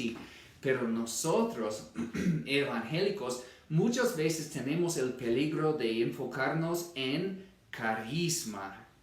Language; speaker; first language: Spanish; non-native, fluent; English